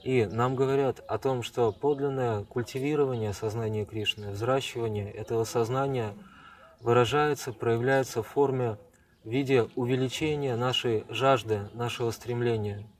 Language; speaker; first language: Russian; native; Russian